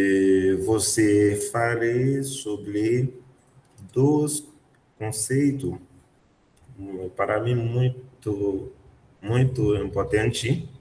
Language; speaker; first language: Portuguese; non-native, learner; Haitian Creole